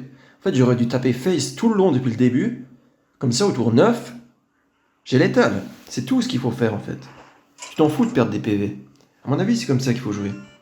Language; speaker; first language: French; native; French